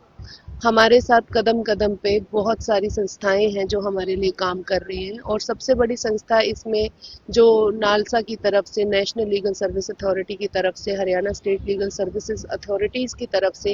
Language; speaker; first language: Hindi; native; Hindi